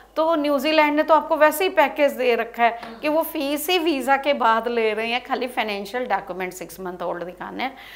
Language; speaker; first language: Hindi; non-native, local second language; Punjabi